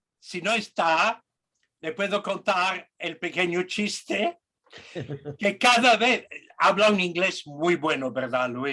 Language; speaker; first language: Spanish; non-native, fluent; English